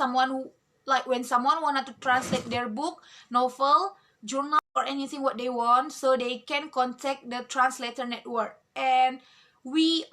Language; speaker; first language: English; non-native, learner; Indonesian